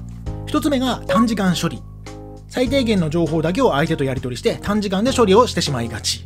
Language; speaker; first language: Japanese; native; Japanese